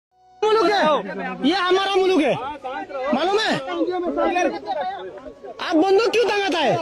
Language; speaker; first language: Hindi; non-native, learner; Bangla